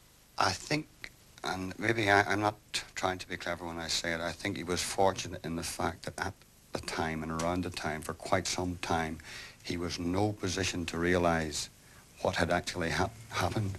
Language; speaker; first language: English; native; English